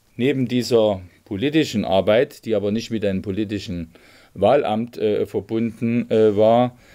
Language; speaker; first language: German; native; German